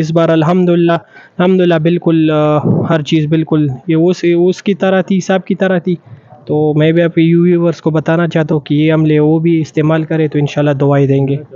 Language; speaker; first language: Urdu; non-native, local second language; Pashto